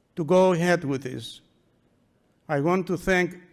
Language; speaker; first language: English; non-native, fluent; Greek